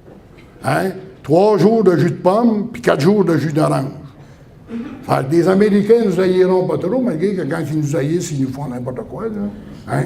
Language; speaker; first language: French; native; French